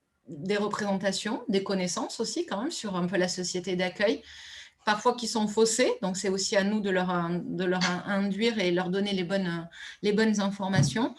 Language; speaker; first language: French; native; French